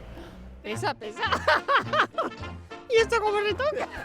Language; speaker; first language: Spanish; native; Spanish